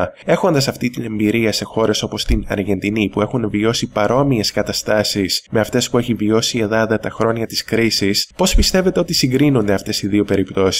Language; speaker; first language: Greek; native; Greek